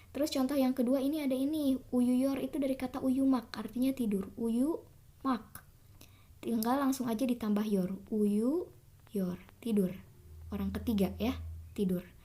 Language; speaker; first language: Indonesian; native; Indonesian